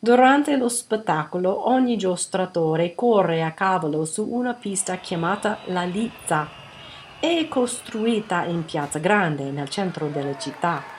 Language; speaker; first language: Italian; non-native, fluent; English